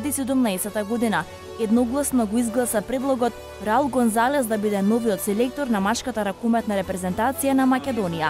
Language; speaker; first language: Macedonian; native; Macedonian